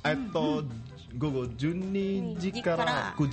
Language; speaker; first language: Japanese; non-native, learner; Indonesian